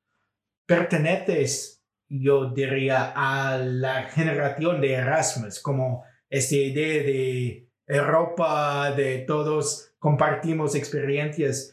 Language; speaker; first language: Spanish; non-native, fluent; English